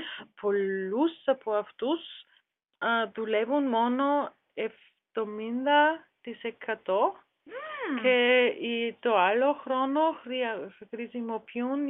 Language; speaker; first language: Greek; non-native, learner; German